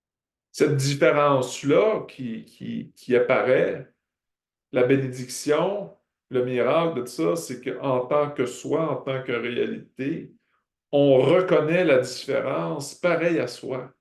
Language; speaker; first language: French; native; French